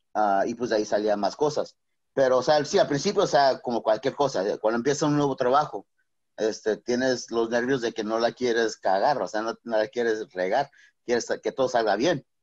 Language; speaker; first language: Spanish; native; Spanish